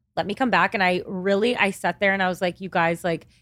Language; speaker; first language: English; native; English